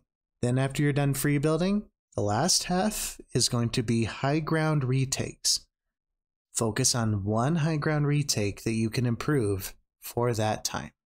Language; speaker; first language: English; native; English